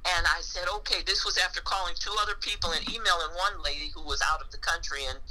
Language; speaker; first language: English; native; English